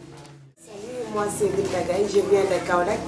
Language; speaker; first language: French; non-native, local second language; Wolof